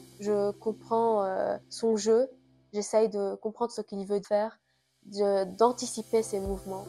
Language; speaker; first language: French; non-native, local second language; Arabic